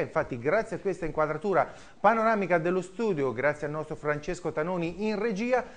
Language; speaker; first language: Italian; native; Italian